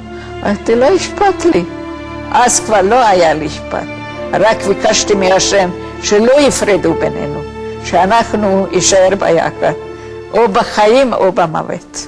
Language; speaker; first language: Hebrew; non-native, fluent; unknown